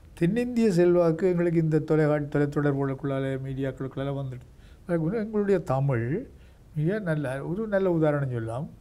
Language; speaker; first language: Tamil; native; Tamil